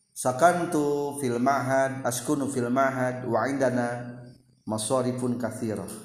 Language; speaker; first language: Arabic; non-native, fluent; Indonesian